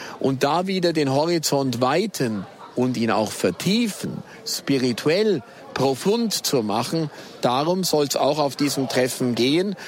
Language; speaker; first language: German; native; German